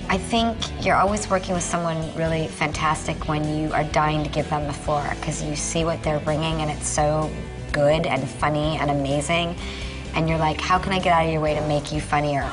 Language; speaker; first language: English; native; English